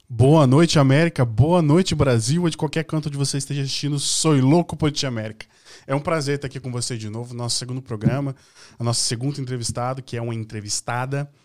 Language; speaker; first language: Portuguese; native; Portuguese